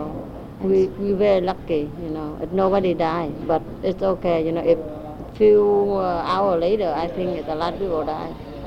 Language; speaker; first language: English; non-native, learner; Vietnamese